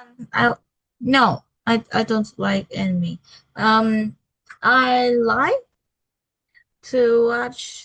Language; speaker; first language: English; non-native, learner; Vietnamese